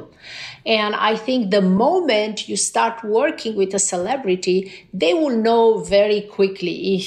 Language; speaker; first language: English; non-native, fluent; Romanian